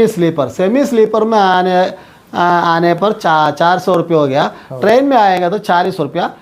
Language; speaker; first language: Hindi; non-native, local second language; Malayalam